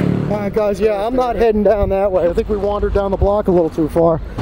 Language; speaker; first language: English; native; English